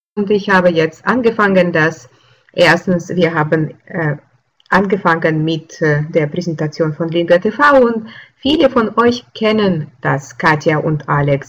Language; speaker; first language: German; non-native, fluent; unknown